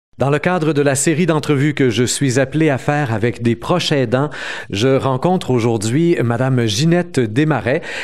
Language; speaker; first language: French; native; French